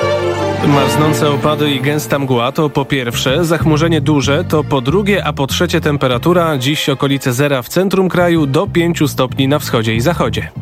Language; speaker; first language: Polish; native; Polish